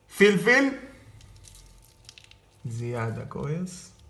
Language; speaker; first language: Arabic; non-native, learner; Greek